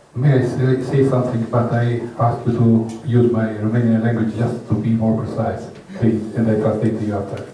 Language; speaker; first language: English; non-native, learner; Romanian